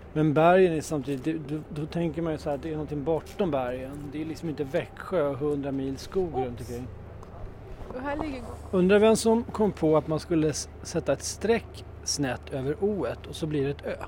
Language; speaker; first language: Swedish; native; Swedish